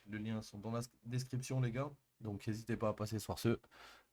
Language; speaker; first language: French; native; French